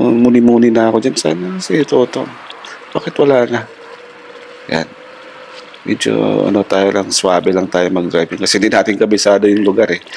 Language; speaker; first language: Filipino; non-native, local second language; Hiligaynon